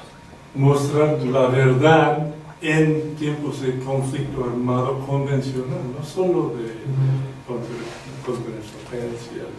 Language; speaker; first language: Spanish; non-native, fluent; English